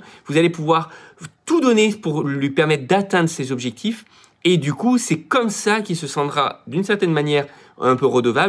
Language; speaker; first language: French; native; French